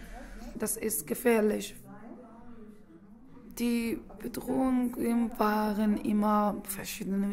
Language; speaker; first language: German; non-native, learner; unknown